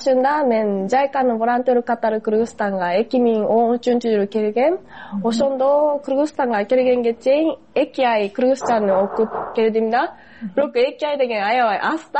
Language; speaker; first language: Kyrgyz; non-native, fluent; Japanese